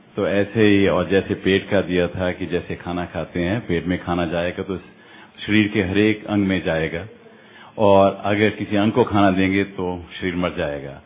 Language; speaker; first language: Hindi; non-native, local second language; Punjabi